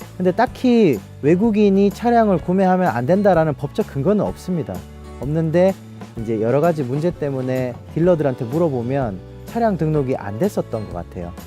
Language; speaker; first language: Korean; native; Korean